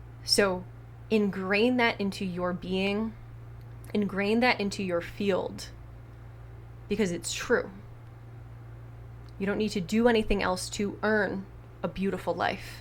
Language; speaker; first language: English; native; English